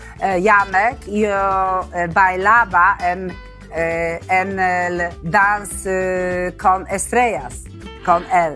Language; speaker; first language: Spanish; non-native, learner; Polish